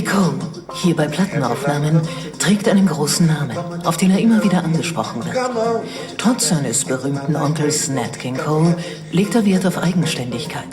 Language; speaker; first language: German; native; German